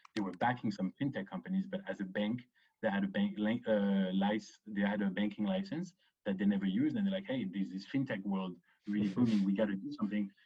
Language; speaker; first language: English; early bilingual, other home language; French